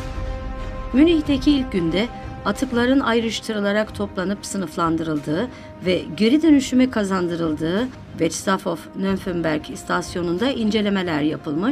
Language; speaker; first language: Turkish; native; Turkish